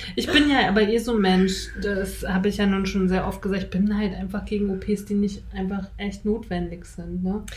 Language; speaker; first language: German; native; German